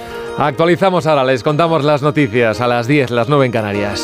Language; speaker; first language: Spanish; native; Spanish